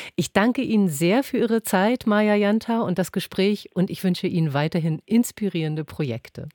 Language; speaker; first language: German; native; German